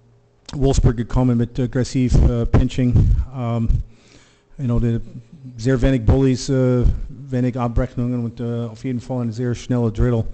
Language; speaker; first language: German; non-native, learner; English